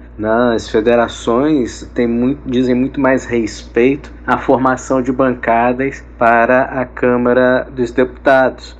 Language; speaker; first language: Portuguese; native; Portuguese